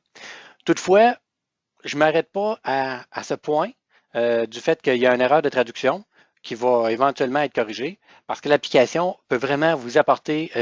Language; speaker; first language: French; native; French